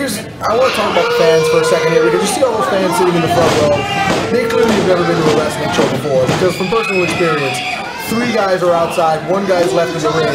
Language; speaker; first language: English; native; English